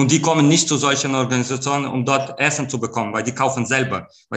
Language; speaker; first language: German; non-native, fluent; Ukrainian